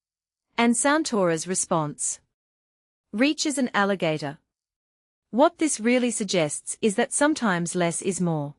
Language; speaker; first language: English; native; English